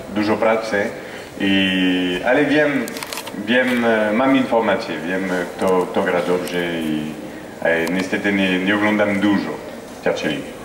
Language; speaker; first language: Polish; non-native, fluent; French